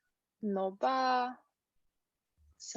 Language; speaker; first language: Japanese; non-native, learner; Polish